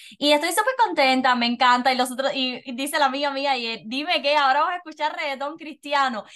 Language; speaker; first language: Spanish; native; Spanish